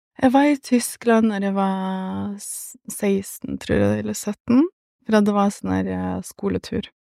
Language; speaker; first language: Norwegian; early bilingual, other home language; Russian